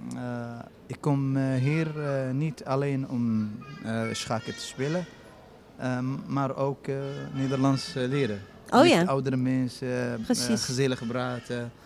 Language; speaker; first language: Dutch; non-native, learner; Arabic